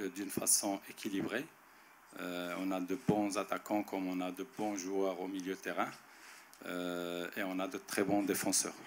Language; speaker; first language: French; non-native, local second language; Arabic